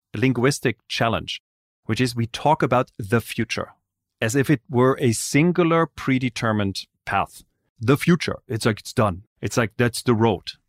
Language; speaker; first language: English; non-native, fluent; German